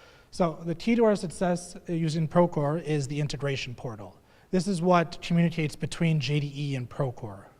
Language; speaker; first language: English; native; English